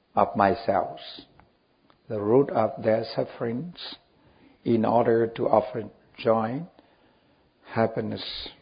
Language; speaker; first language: English; non-native, learner; Vietnamese